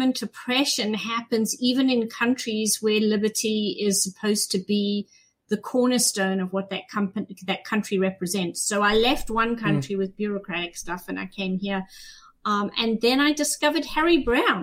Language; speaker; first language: English; native; English